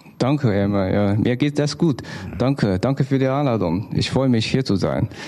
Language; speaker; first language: German; non-native, learner; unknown